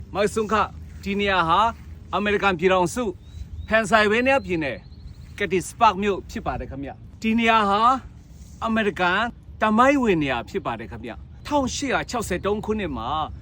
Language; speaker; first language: Burmese; non-native, local second language; Shan